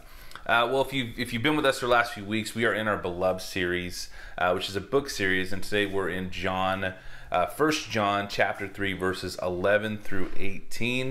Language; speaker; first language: English; native; English